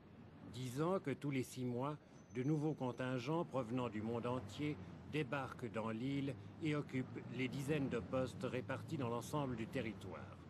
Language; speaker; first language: French; native; French